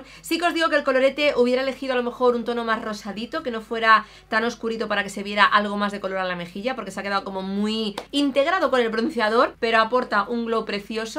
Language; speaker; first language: Spanish; native; Spanish